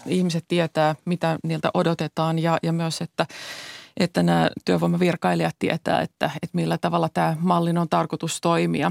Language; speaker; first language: Finnish; native; Finnish